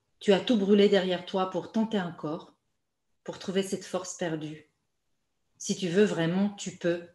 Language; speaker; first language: French; non-native, fluent; Romanian